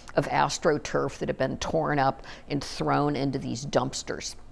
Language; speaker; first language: English; native; English